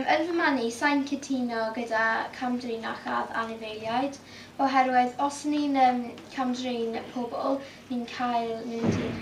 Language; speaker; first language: Welsh; non-native, local second language; English